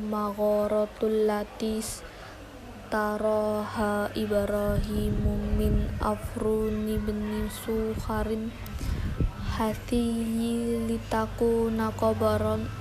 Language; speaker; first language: Arabic; non-native, learner; Indonesian